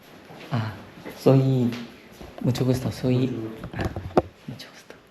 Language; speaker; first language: Spanish; non-native, learner; Korean